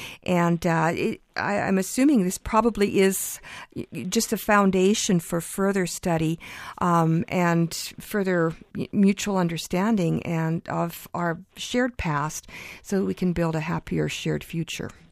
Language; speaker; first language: English; early bilingual, other home language; Ukrainian